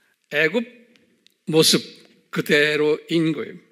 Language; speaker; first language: Korean; native; Korean